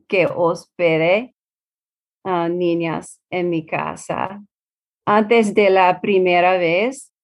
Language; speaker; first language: Spanish; non-native, learner; English